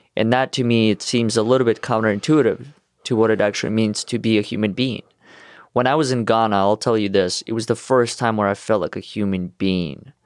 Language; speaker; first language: English; non-native, fluent; Russian